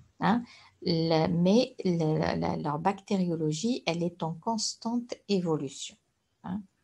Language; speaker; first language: French; non-native, local second language; Arabic